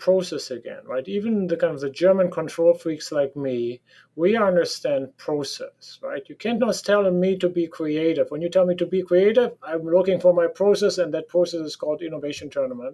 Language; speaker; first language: English; non-native, fluent; German